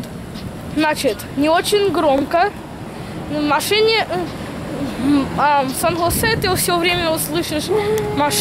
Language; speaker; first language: Russian; early bilingual, heritage; Russian